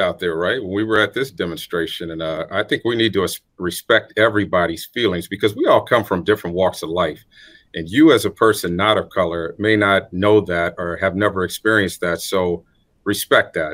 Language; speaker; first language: English; native; English